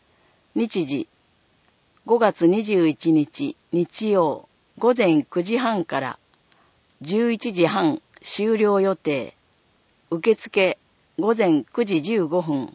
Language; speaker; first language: Japanese; native; Japanese